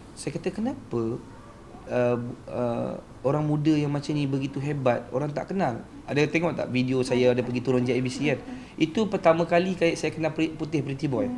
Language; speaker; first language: Malay; native; Malay